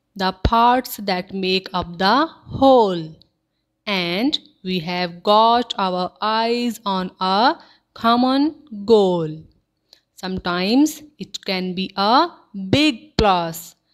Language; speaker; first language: English; non-native, local second language; Punjabi